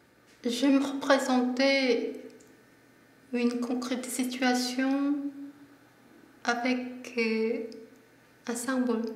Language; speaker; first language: French; non-native, learner; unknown